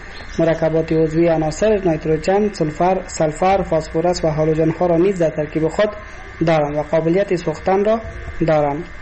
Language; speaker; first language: Persian; native; Persian